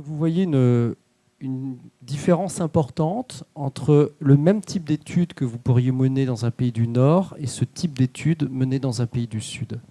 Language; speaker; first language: French; native; French